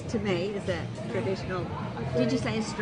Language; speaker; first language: English; native; English